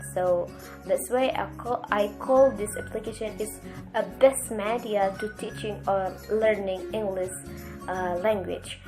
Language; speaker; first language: English; non-native, learner; Indonesian